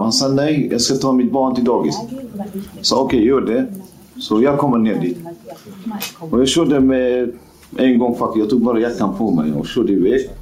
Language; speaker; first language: Swedish; non-native, fluent; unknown